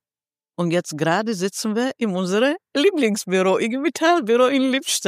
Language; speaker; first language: German; non-native, fluent; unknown